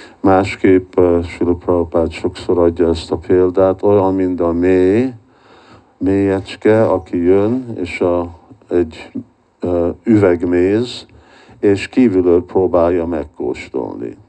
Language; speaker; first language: Hungarian; early bilingual, heritage; Hungarian